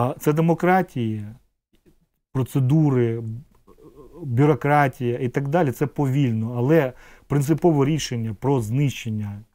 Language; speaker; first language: Ukrainian; non-native, local second language; Russian